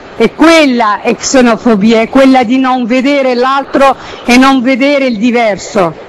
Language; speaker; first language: Italian; non-native, fluent; Arabic